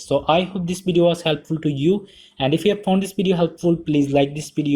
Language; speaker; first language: English; non-native, fluent; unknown